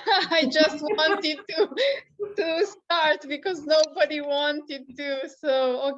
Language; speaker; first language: English; non-native, fluent; Serbian